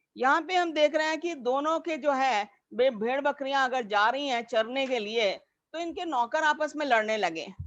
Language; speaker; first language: Hindi; native; Hindi